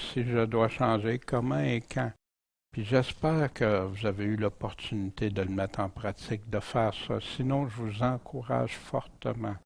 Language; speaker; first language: French; native; French